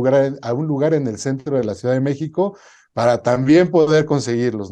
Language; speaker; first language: Spanish; native; Spanish